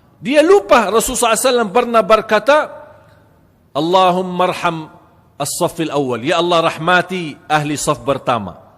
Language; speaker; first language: Malay; non-native, fluent; Arabic